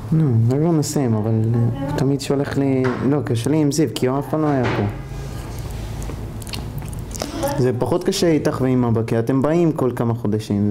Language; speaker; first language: Hebrew; early bilingual, heritage; Hebrew